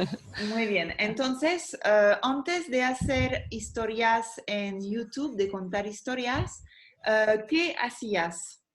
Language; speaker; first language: Spanish; non-native, fluent; French